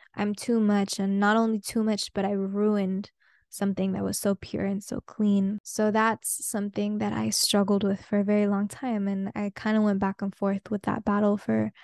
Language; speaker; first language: English; early bilingual, other home language; Spanish